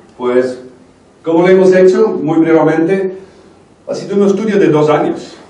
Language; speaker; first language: Spanish; non-native, fluent; Dutch